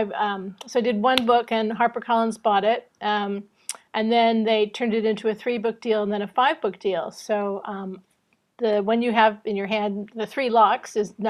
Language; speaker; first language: English; native; English